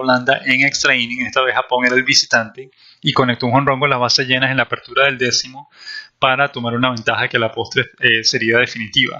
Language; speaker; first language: Spanish; native; Spanish